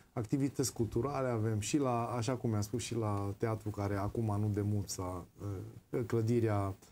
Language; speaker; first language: Romanian; non-native, local second language; Hungarian